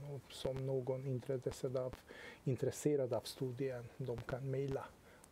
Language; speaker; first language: Swedish; non-native, fluent; Hungarian